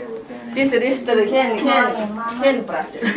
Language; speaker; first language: Dutch; non-native, learner; Mongolian